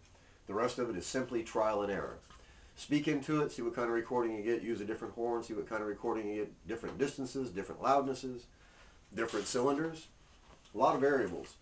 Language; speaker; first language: English; native; English